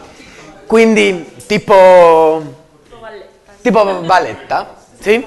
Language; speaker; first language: Italian; non-native, learner; Spanish